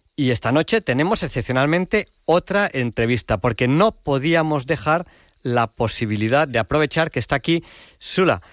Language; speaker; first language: Spanish; native; Spanish